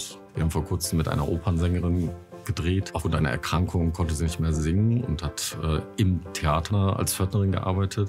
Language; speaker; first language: German; native; German